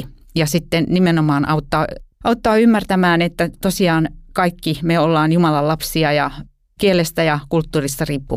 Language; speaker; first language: Finnish; native; Finnish